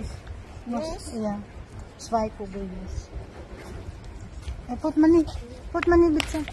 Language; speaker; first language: German; non-native, learner; Filipino